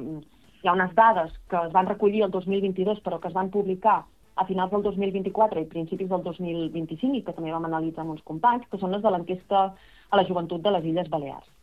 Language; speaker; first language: Catalan; native; Catalan